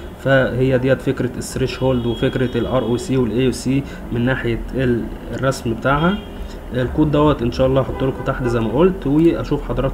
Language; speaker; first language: Arabic; native; Arabic